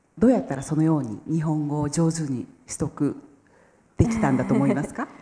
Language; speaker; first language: Japanese; native; Japanese